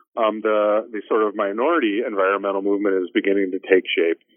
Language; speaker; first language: English; native; English